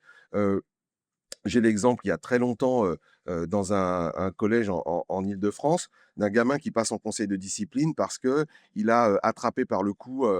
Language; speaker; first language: French; native; French